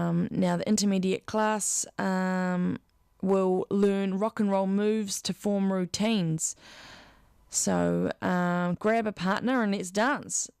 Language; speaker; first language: English; native; English